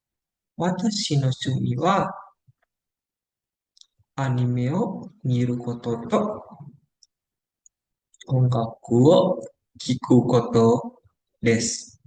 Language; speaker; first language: Japanese; non-native, learner; Indonesian